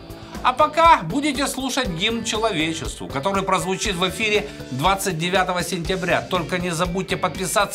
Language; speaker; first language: Russian; native; Russian